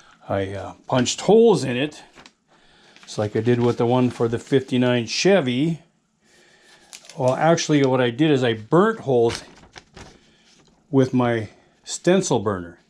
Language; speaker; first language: English; native; English